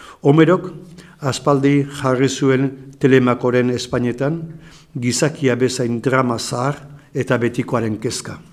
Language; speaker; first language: Basque; native; Basque